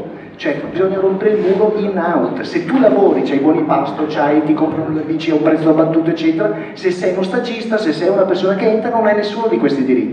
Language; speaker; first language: Italian; native; Italian